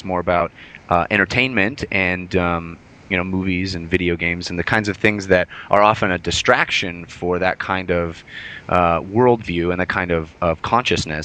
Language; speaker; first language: English; native; English